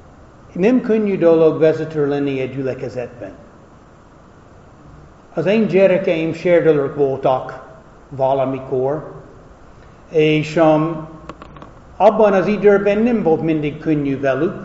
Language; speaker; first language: Hungarian; non-native, fluent; English